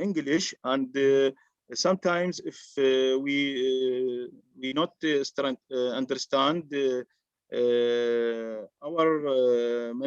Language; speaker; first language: English; non-native, learner; Arabic